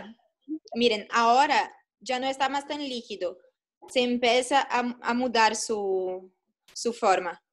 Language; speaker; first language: Spanish; non-native, fluent; Portuguese